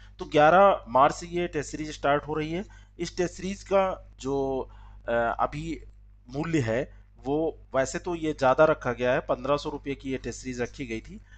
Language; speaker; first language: Hindi; native; Hindi